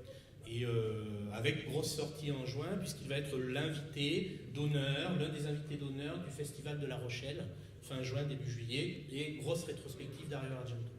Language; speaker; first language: French; native; French